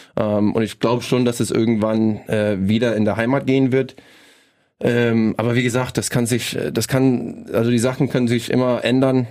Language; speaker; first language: German; non-native, fluent; English